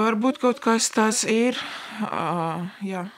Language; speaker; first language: Latvian; non-native, local second language; Russian